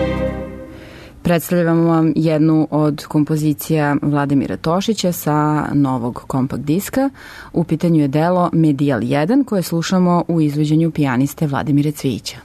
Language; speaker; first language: Serbian; native; Serbian